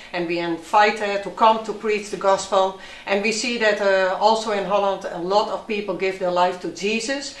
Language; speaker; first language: English; non-native, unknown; Dutch